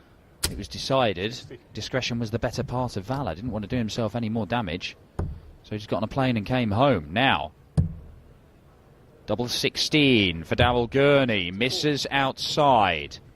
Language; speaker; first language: English; native; English